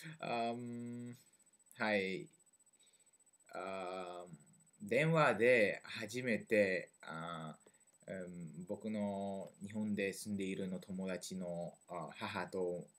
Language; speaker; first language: Japanese; non-native, learner; French